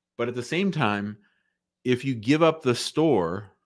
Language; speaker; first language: English; native; English